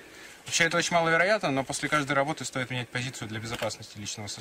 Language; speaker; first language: Russian; native; Russian